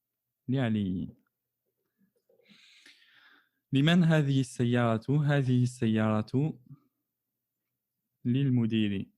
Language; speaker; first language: Arabic; non-native, fluent; French